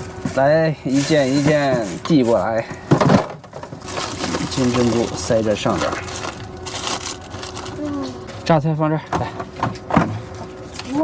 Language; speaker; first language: Chinese; native; Chinese